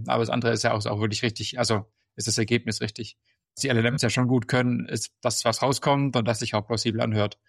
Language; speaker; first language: German; native; German